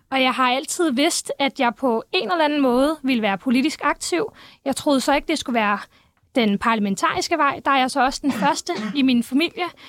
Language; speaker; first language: Danish; early bilingual, other home language; Turkish